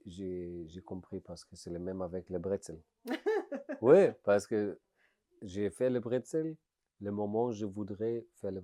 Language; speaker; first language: French; non-native, learner; German